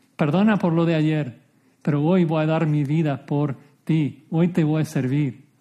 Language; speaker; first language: Spanish; non-native, fluent; English